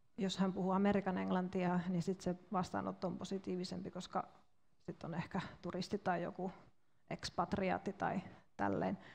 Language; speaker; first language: Finnish; native; Finnish